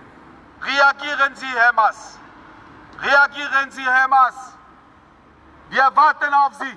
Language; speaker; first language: German; non-native, fluent; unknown